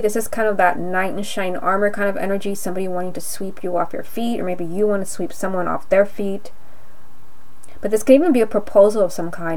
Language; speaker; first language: English; native; English